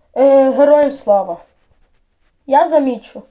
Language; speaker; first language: Ukrainian; native; Ukrainian